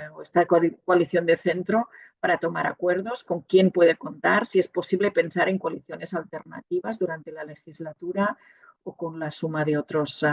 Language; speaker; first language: Spanish; non-native, local second language; Catalan